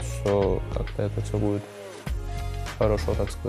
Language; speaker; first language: Russian; native; Russian